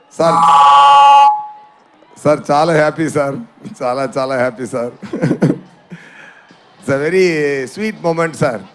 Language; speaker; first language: Telugu; non-native, learner; Tamil